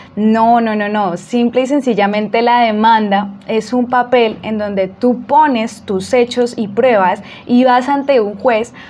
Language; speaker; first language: Spanish; native; Spanish